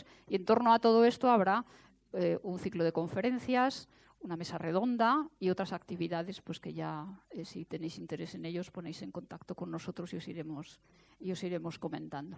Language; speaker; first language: Spanish; native; Spanish